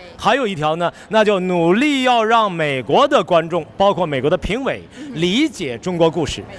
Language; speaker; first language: Chinese; native; Chinese